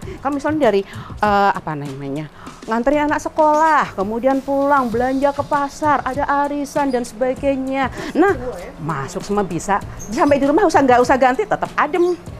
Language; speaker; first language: Indonesian; native; Indonesian